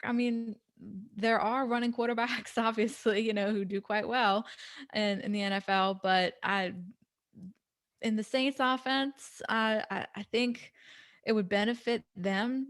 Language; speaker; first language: English; native; English